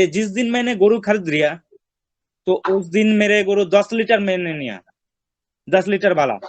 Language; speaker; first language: Hindi; non-native, local second language; Bangla